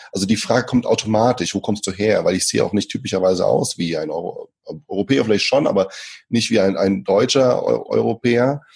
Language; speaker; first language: German; early bilingual, other home language; Portuguese